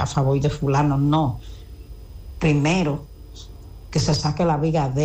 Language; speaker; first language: Spanish; native; Spanish